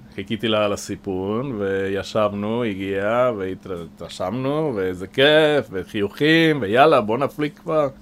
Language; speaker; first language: Hebrew; non-native, fluent; Spanish